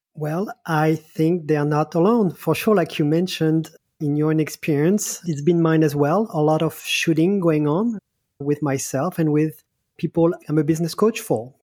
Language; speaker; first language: English; non-native, fluent; French